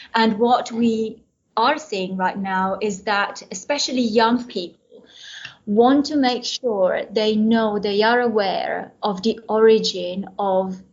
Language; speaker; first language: English; non-native, fluent; Italian